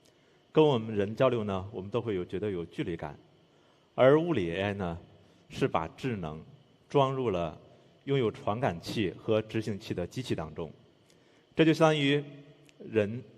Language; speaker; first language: Chinese; native; Chinese